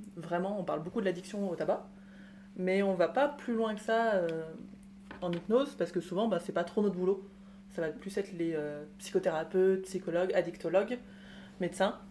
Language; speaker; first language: French; native; French